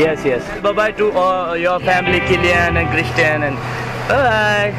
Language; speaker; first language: English; non-native, learner; Hindi